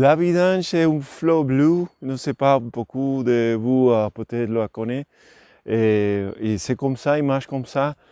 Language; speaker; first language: French; non-native, learner; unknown